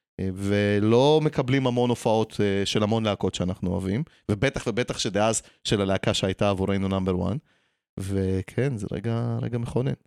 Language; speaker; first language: Hebrew; early bilingual, other home language; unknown